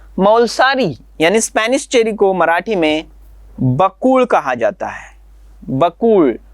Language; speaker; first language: Hindi; non-native, local second language; Marathi